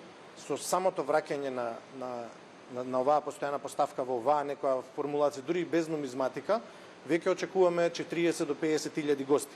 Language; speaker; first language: Macedonian; native; Macedonian